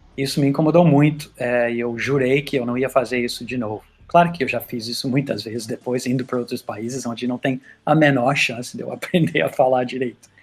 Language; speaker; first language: Portuguese; non-native, fluent; English